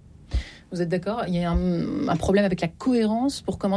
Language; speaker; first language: French; native; French